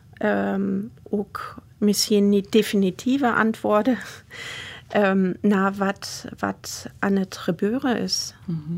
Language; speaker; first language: Dutch; non-native, fluent; German